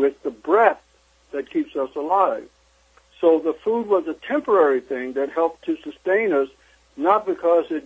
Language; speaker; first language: English; native; English